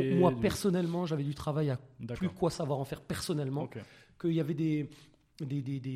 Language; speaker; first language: French; native; French